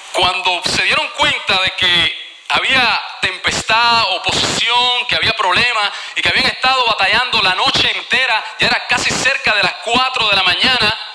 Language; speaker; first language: Spanish; native; Spanish